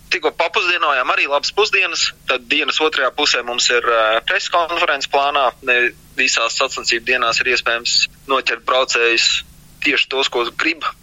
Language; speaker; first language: Latvian; native; Latvian